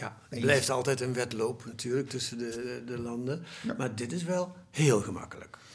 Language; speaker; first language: Dutch; native; Dutch